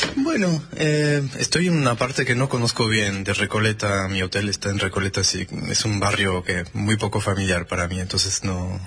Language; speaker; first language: Spanish; non-native, fluent; French